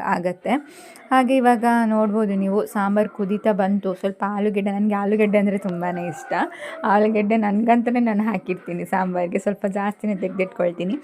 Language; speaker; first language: Kannada; native; Kannada